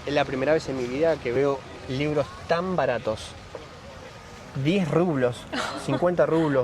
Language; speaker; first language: Spanish; native; Spanish